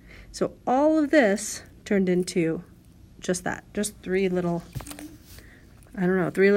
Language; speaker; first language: English; native; English